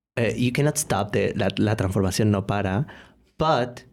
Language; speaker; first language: English; non-native, fluent; Spanish